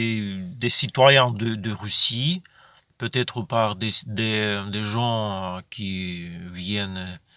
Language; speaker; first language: French; non-native, fluent; Ukrainian